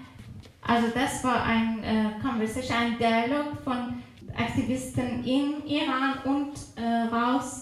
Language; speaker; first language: German; non-native, fluent; Persian